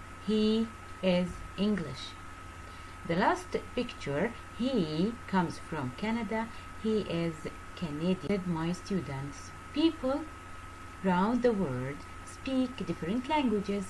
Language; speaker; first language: English; non-native, fluent; Arabic